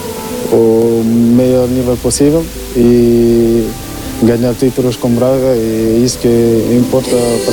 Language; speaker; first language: Portuguese; non-native, learner; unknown